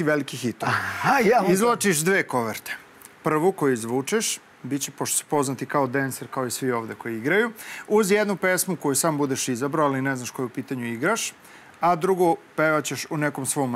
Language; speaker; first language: Serbian; native; Serbian